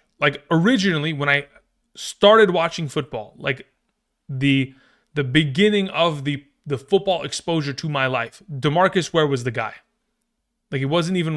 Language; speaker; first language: English; native; English